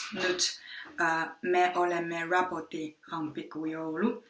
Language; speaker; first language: Finnish; non-native, learner; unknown